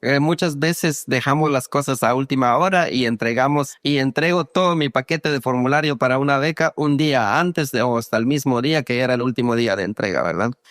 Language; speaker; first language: Spanish; non-native, local second language; Kaqchikel